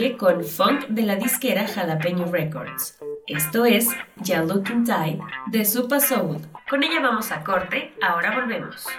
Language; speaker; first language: Spanish; native; Spanish